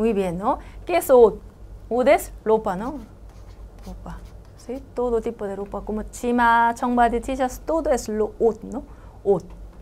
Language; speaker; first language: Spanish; non-native, learner; Korean